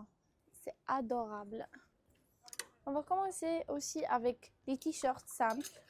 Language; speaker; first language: French; non-native, local second language; Arabic